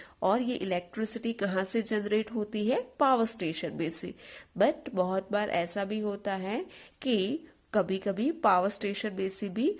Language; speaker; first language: Hindi; non-native, local second language; Gujarati